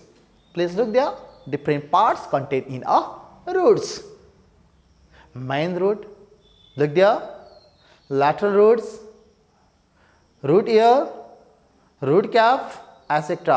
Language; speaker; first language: English; non-native, local second language; Nepali